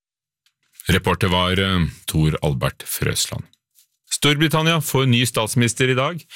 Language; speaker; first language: Norwegian; native; Norwegian